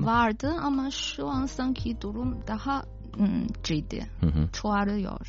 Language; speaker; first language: Turkish; non-native, fluent; Chinese